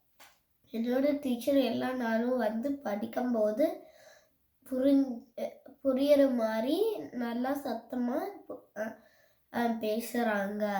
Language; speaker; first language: Tamil; early bilingual, heritage; Tamil